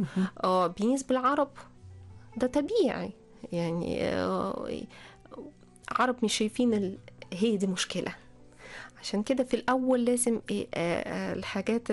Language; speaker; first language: Arabic; non-native, fluent; Russian